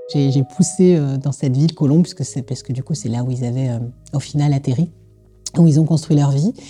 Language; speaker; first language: French; native; French